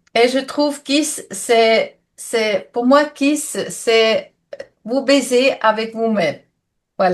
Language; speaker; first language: French; non-native, fluent; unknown